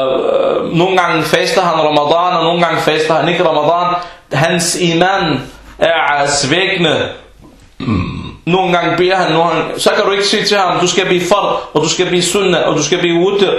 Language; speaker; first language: Danish; non-native, fluent; Arabic